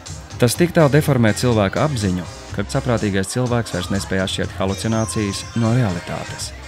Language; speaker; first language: Latvian; native; Latvian